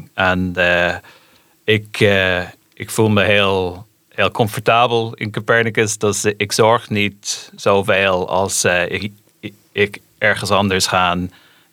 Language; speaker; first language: Dutch; non-native, fluent; English